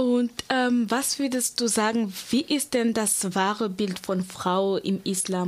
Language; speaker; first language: German; non-native, learner; Persian